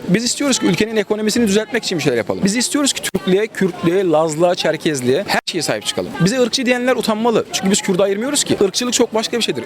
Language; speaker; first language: Turkish; native; Turkish